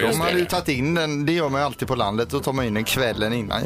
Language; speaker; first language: Swedish; native; Swedish